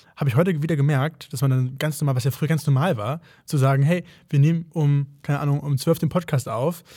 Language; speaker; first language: German; native; German